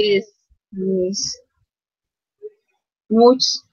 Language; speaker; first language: English; non-native, learner; Spanish